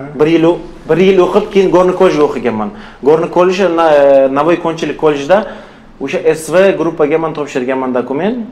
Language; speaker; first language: Uzbek; non-native, local second language; Russian